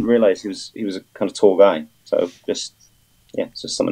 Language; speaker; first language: English; native; English